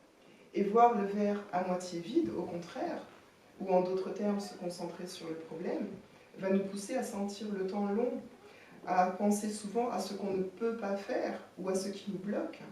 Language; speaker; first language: French; native; French